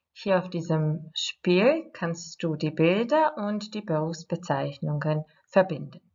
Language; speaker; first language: German; non-native, fluent; Croatian